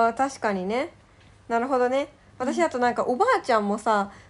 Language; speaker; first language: Japanese; native; Japanese